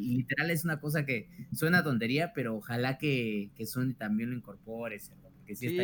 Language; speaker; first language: Spanish; native; Spanish